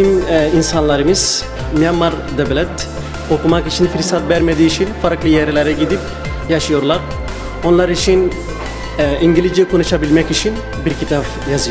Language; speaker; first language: Turkish; non-native, fluent; Rohingya